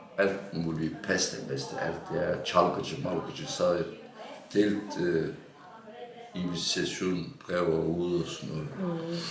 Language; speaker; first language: Danish; non-native, fluent; Turkish